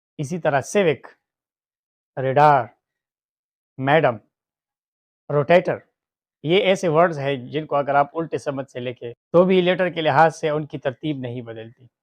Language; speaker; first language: Urdu; non-native, local second language; Pashto